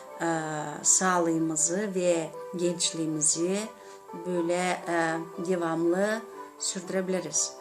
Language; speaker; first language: Turkish; non-native, learner; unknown